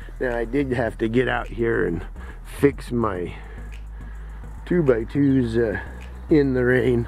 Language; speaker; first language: English; native; English